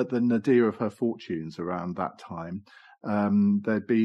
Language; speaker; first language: English; native; English